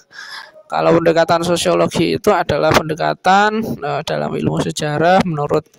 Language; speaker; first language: Indonesian; native; Indonesian